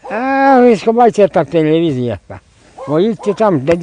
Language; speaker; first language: Polish; non-native, learner; Russian